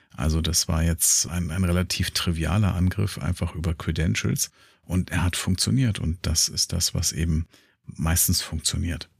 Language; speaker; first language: German; native; German